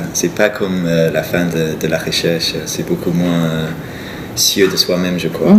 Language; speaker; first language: French; non-native, fluent; English